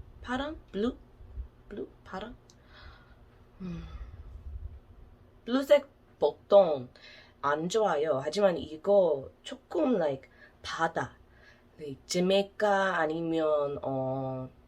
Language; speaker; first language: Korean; non-native, learner; English